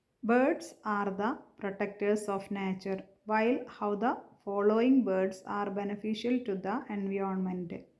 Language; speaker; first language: English; non-native, local second language; Malayalam